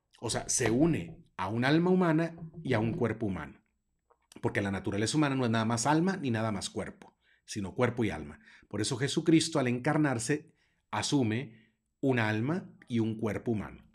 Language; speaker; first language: Spanish; native; Spanish